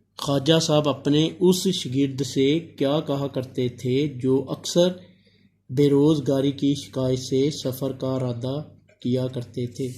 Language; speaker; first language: Urdu; non-native, local second language; Punjabi